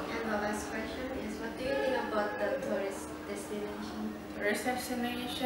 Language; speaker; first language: English; non-native, learner; Indonesian